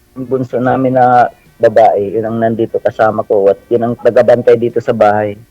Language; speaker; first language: Filipino; non-native, local second language; Cebuano